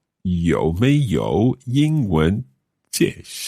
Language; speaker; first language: Chinese; non-native, learner; English